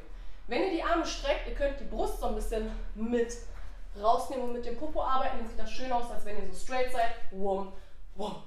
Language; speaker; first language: German; native; German